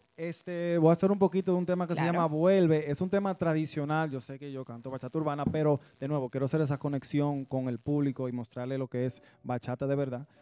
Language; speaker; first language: Spanish; early bilingual, heritage; Spanish